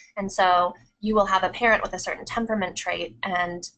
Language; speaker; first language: English; native; English